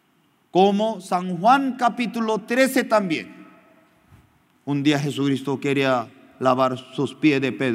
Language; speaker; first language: Spanish; non-native, fluent; Korean